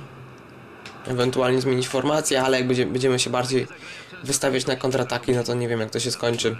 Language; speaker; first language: Polish; native; Polish